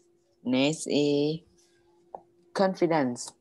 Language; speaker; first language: English; non-native, learner; Vietnamese